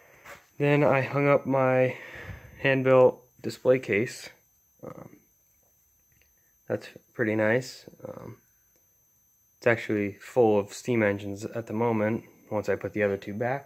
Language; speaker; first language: English; native; English